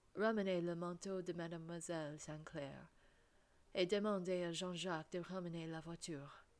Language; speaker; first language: French; non-native, learner; English